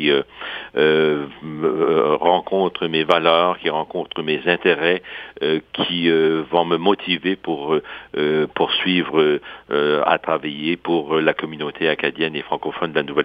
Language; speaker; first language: French; native; French